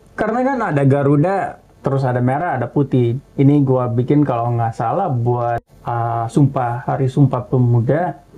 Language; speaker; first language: Indonesian; non-native, fluent; Dutch